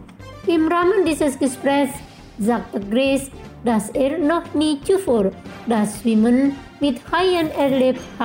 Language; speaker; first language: German; non-native, fluent; Indonesian